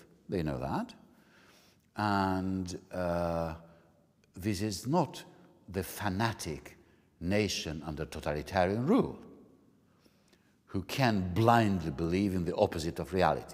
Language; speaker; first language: English; non-native, fluent; Hungarian